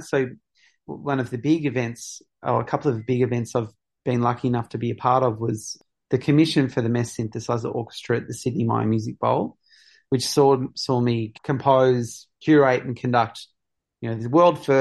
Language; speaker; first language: English; native; English